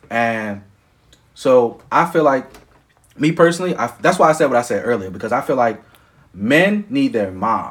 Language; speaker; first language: English; native; English